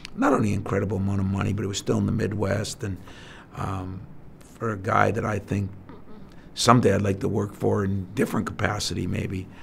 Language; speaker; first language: English; native; English